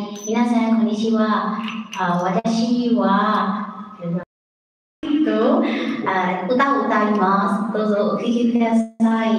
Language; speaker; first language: Japanese; non-native, learner; Burmese